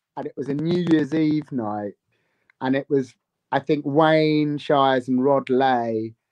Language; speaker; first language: English; native; English